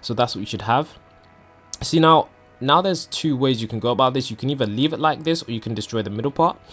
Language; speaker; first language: English; native; English